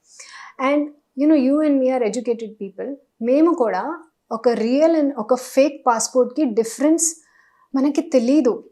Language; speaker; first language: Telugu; non-native, learner; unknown